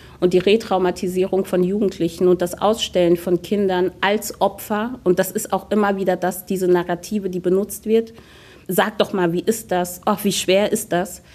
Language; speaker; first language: German; early bilingual, other home language; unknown